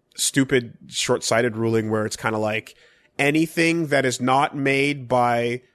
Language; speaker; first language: English; native; English